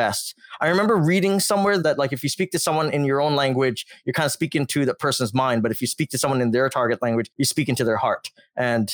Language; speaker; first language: English; native; English